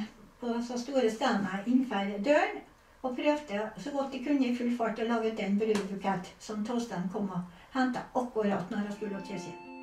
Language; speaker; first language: Norwegian; native; Norwegian